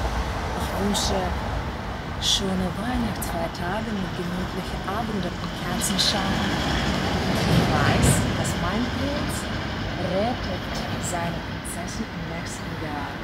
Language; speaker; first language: German; non-native, learner; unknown